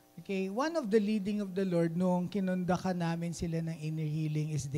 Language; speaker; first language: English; non-native, local second language; Filipino